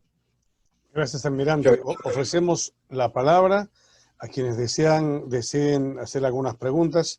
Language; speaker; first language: Spanish; native; Spanish